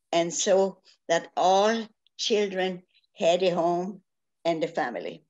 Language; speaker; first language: English; early bilingual, other home language; German